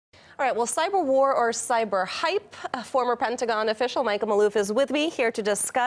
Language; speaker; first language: English; native; English